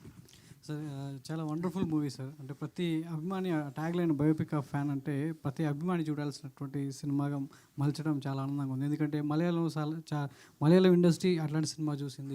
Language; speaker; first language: Telugu; native; Telugu